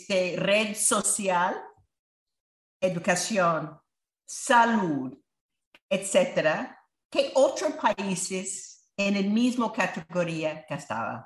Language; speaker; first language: Spanish; non-native, fluent; English